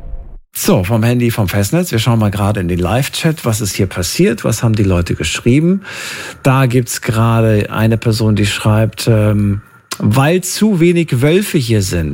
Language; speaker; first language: German; native; German